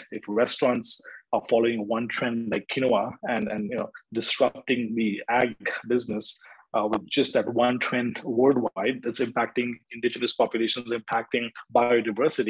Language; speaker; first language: English; non-native, local second language; Hindi